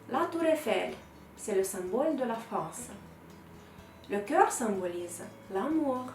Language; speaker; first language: French; non-native, fluent; Romanian